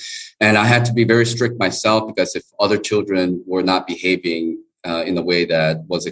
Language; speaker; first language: English; early bilingual, other home language; Korean